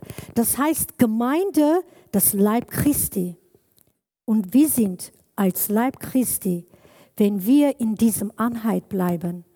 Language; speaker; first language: German; non-native, learner; Kurdish